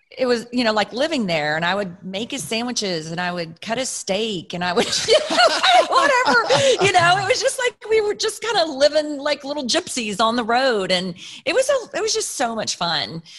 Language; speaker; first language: English; native; English